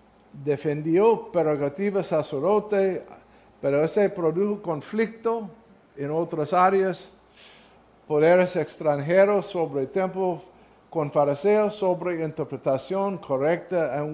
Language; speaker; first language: Spanish; non-native, learner; English